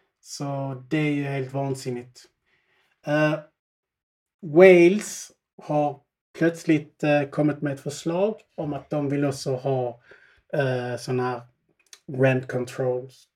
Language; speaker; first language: Swedish; early bilingual, other home language; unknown